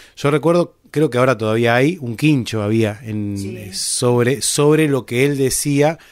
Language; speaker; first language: Spanish; native; Spanish